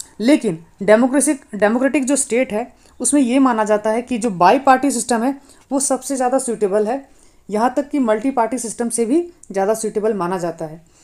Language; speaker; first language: Hindi; non-native, local second language; Nepali